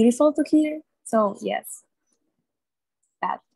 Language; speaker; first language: English; non-native, learner; Spanish